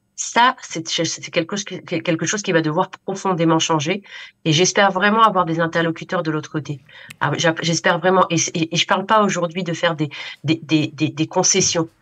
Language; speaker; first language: French; native; French